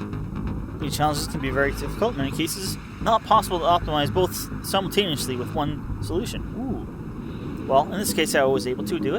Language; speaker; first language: English; native; English